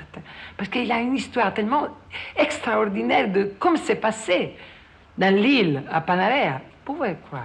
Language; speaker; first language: French; non-native, fluent; Italian